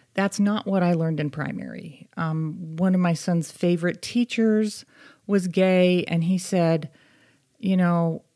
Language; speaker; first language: English; native; English